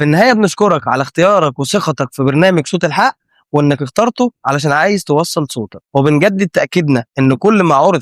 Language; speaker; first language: Arabic; native; Arabic